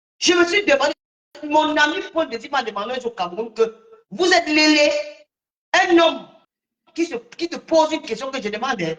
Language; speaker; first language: French; native; French